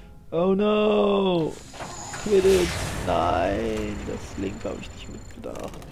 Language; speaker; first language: German; native; German